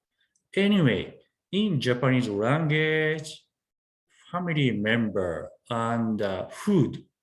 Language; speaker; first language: English; non-native, learner; Japanese